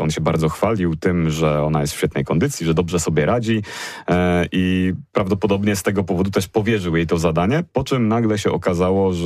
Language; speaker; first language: Polish; native; Polish